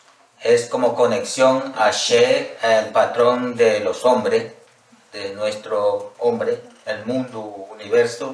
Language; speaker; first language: Spanish; non-native, local second language; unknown